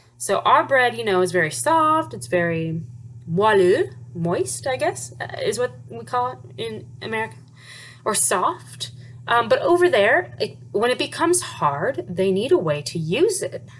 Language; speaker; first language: English; native; English